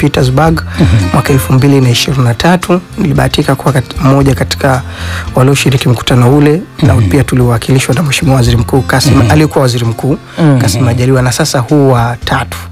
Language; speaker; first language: Swahili; native; Swahili